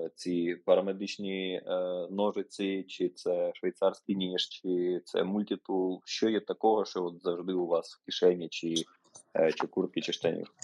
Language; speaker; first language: Ukrainian; native; Ukrainian